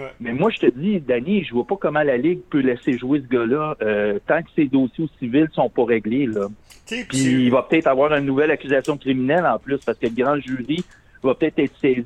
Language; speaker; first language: French; native; French